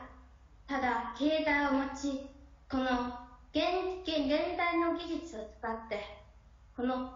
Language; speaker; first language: Japanese; non-native, learner; Chinese